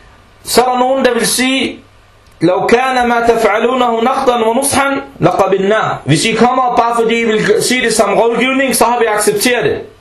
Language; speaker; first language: Danish; early bilingual, other home language; Arabic